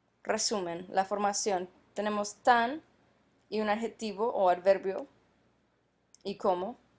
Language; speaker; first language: Spanish; non-native, fluent; English